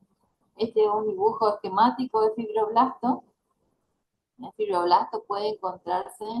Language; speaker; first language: Spanish; native; Spanish